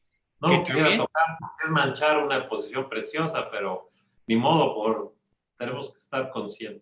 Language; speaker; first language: Spanish; native; Spanish